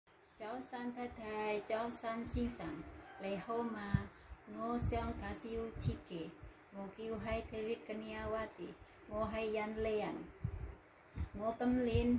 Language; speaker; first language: Cantonese; non-native, learner; Indonesian